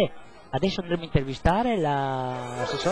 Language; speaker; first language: Italian; native; Italian